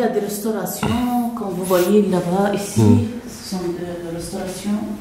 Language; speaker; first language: French; non-native, local second language; Arabic